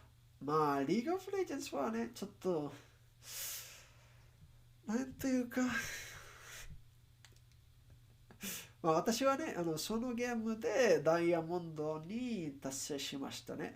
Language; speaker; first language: Japanese; non-native, learner; English